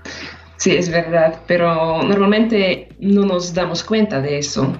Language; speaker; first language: Spanish; non-native, fluent; Slovak